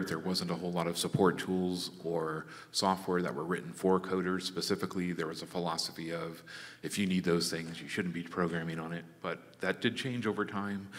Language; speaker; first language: English; native; English